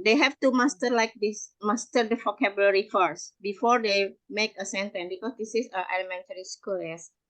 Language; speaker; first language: English; non-native, learner; Indonesian